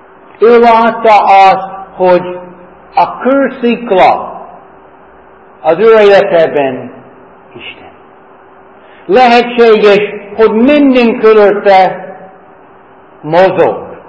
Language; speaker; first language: Hungarian; non-native, fluent; English